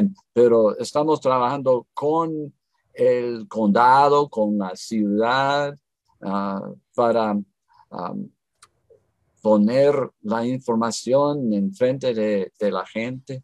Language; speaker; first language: Spanish; non-native, fluent; English